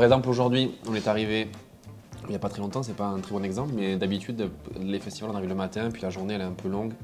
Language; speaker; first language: French; native; French